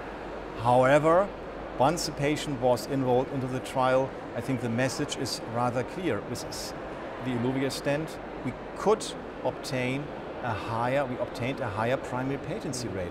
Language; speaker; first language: English; non-native, fluent; German